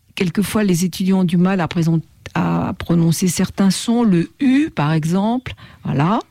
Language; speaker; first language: French; native; French